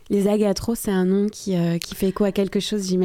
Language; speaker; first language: French; native; French